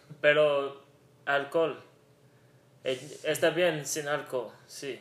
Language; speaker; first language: Spanish; non-native, learner; English